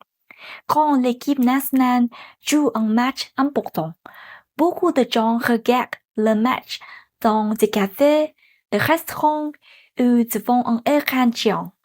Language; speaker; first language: French; non-native, fluent; Vietnamese